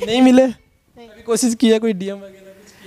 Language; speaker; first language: Hindi; native; Hindi